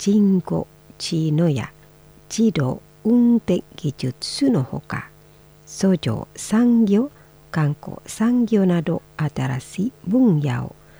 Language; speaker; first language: Japanese; non-native, fluent; Indonesian